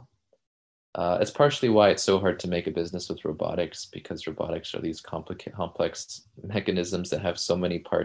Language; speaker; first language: English; native; English